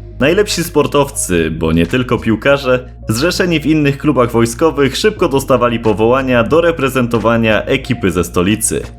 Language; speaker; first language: Polish; native; Polish